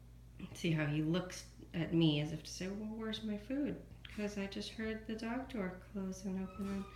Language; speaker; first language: English; native; English